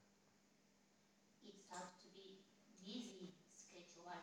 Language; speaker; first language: English; non-native, learner; Turkish